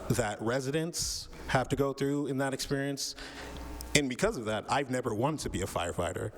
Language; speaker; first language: English; native; English